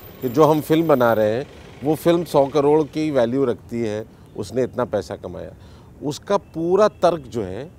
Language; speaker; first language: Hindi; native; Hindi